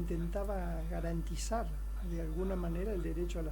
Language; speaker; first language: Spanish; native; Spanish